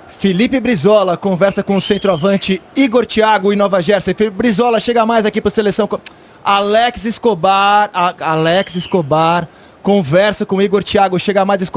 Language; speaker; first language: Portuguese; native; Portuguese